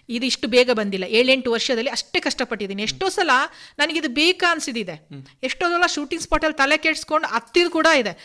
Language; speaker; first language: Kannada; non-native, local second language; Kodava